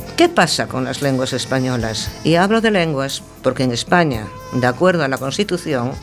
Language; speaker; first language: Spanish; non-native, local second language; Galician